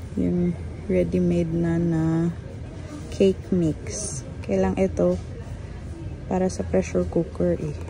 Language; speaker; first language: Filipino; non-native, local second language; Hiligaynon